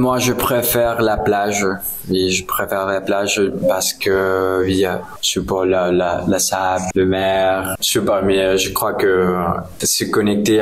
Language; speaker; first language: French; non-native, learner; Spanish